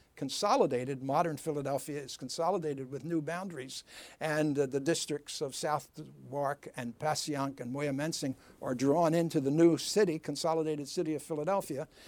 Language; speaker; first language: English; early bilingual, other home language; Italian